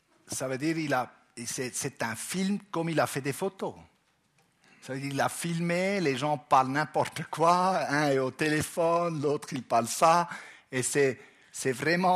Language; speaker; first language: French; non-native, local second language; German